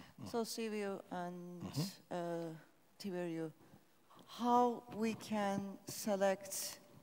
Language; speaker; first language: English; non-native, fluent; Turkish